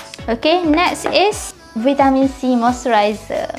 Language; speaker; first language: English; non-native, local second language; Malay